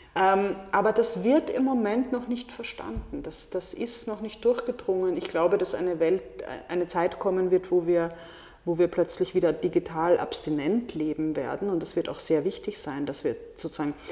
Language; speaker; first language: German; native; German